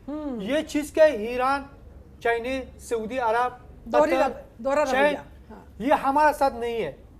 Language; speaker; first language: Hindi; non-native, learner; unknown